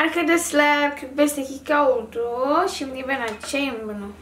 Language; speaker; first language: Turkish; non-native, learner; Indonesian